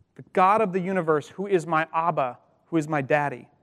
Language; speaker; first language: English; native; English